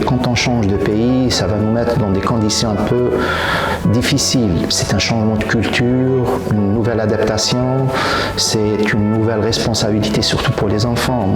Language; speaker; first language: French; non-native, local second language; Arabic